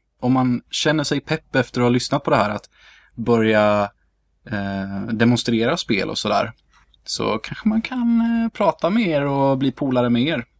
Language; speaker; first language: Swedish; early bilingual, other home language; Hungarian